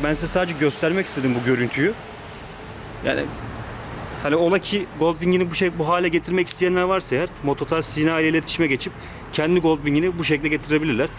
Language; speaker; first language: Turkish; native; Turkish